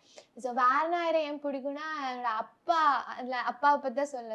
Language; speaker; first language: Tamil; non-native, local second language; Malayalam